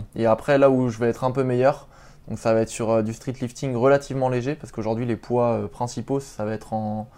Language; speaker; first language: French; native; French